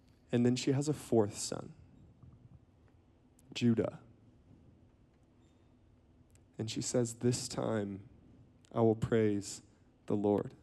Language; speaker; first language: English; native; English